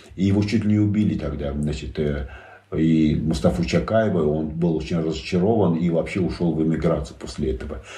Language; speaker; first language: Russian; non-native, local second language; Tajik